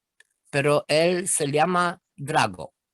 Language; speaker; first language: Spanish; non-native, fluent; Romanian